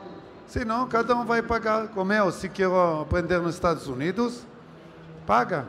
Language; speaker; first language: Portuguese; non-native, learner; Hebrew